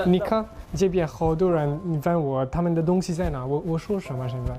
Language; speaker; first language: Chinese; non-native, learner; Morisyen